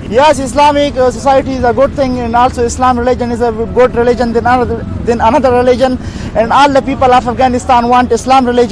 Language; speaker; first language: English; non-native, learner; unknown